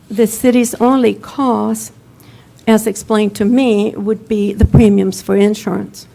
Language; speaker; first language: English; non-native, fluent; Spanish